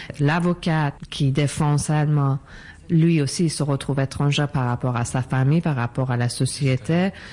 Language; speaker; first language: French; non-native, fluent; Persian